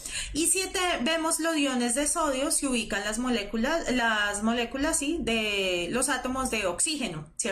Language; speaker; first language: Spanish; native; Spanish